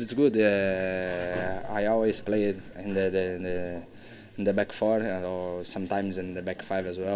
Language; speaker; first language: English; non-native, learner; Portuguese